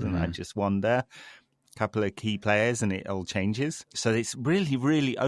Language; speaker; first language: English; native; English